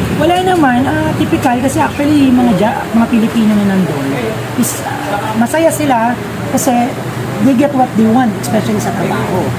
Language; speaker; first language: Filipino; early bilingual, heritage; Filipino